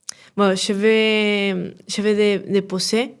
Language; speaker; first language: French; non-native, learner; Spanish